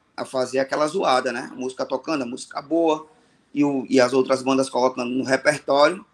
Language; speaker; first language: Portuguese; native; Portuguese